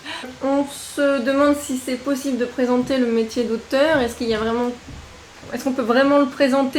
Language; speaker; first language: French; native; French